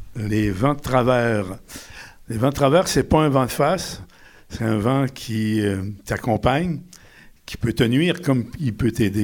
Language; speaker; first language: French; native; French